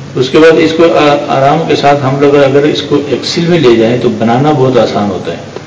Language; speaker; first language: Urdu; non-native, local second language; Pashto